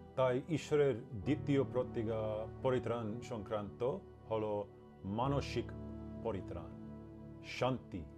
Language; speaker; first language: Bangla; non-native, learner; English